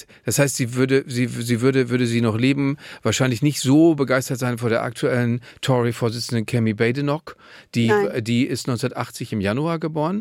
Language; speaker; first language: German; native; German